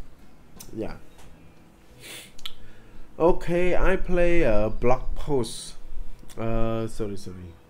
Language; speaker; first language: English; non-native, learner; Khmer